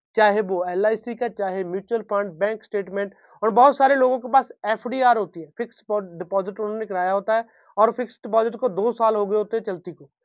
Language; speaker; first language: Hindi; non-native, local second language; Punjabi